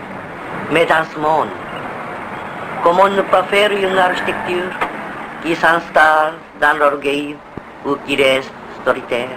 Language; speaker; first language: French; non-native, fluent; Korean